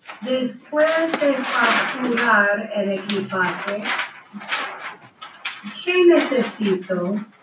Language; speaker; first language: Spanish; non-native, learner; English